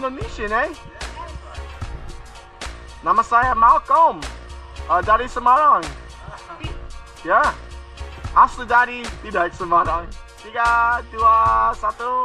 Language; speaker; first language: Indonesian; non-native, learner; English